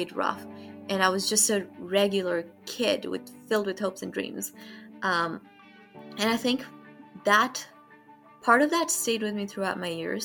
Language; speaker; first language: English; non-native, local second language; Nepali